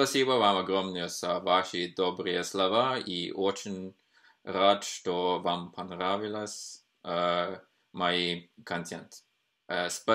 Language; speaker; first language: Russian; non-native, fluent; Norwegian